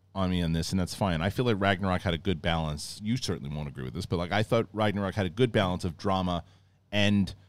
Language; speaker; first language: English; native; English